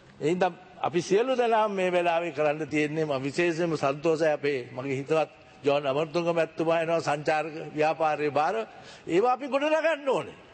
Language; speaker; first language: Sinhala; native; Sinhala